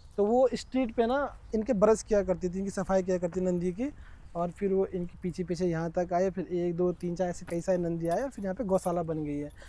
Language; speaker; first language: Hindi; native; Hindi